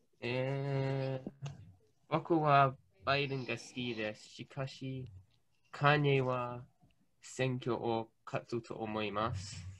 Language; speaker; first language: Japanese; non-native, learner; English